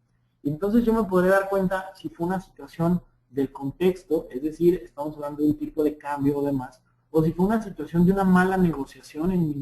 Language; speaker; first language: Spanish; native; Spanish